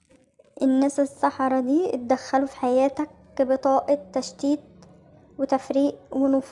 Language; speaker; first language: Arabic; native; Arabic